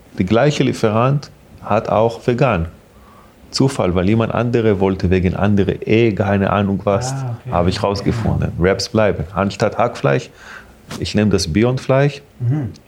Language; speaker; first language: German; non-native, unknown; Hebrew